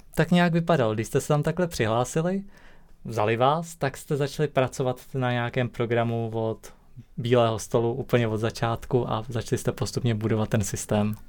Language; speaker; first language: Czech; native; Czech